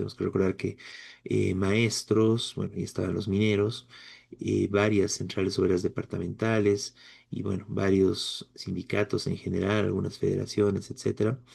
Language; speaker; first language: Spanish; native; Spanish